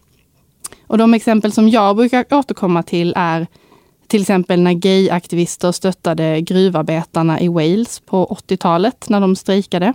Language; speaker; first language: Swedish; native; Swedish